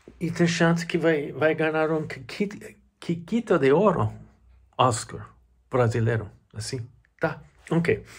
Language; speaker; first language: Portuguese; non-native, learner; English